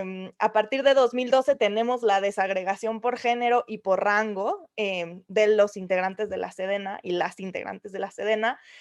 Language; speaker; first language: Spanish; native; Spanish